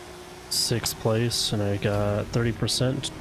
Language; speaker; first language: English; native; English